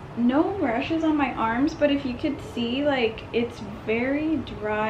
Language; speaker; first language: English; early bilingual, other home language; Spanish